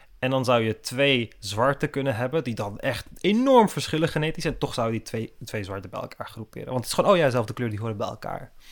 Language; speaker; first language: Dutch; early bilingual, other home language; Turkish